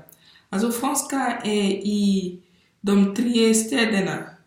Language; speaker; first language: Swedish; non-native, fluent; French